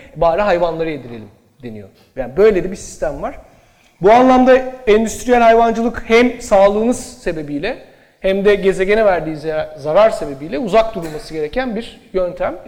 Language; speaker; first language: Turkish; native; Turkish